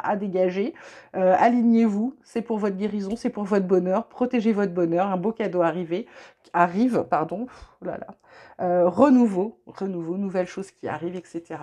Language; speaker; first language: French; native; French